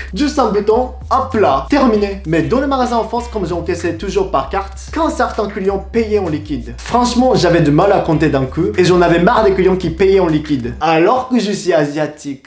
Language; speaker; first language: French; non-native, fluent; Japanese